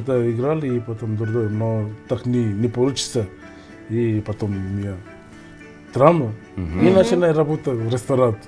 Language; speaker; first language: Russian; non-native, learner; English